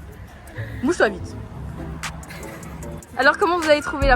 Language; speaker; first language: French; native; French